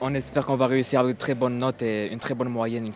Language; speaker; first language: French; non-native, local second language; Arabic